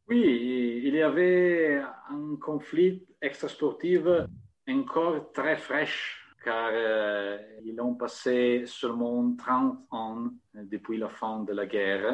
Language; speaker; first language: French; non-native, fluent; Italian